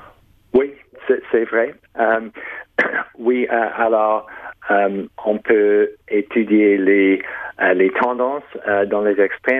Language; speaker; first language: French; non-native, local second language; English